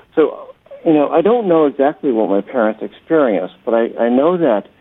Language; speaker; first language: English; native; English